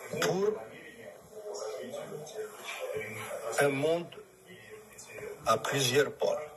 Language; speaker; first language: French; non-native, local second language; Arabic